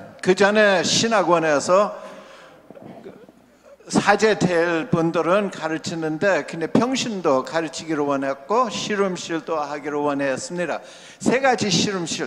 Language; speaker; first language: Korean; non-native, local second language; English